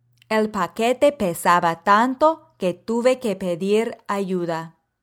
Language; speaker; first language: Spanish; non-native, fluent; English